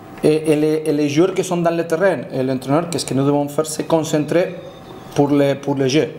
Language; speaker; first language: French; non-native, fluent; Spanish